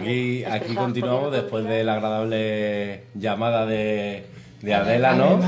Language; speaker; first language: Spanish; native; Spanish